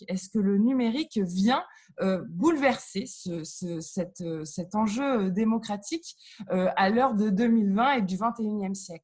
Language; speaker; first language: French; native; French